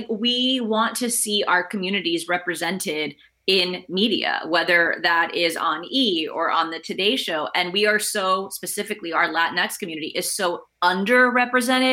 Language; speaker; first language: English; early bilingual, other home language; Spanish